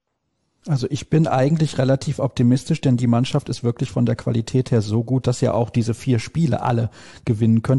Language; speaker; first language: German; native; German